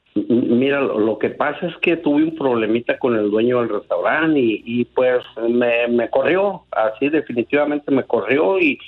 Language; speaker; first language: Spanish; native; Spanish